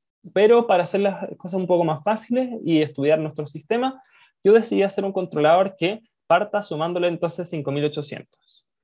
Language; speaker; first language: Spanish; native; Spanish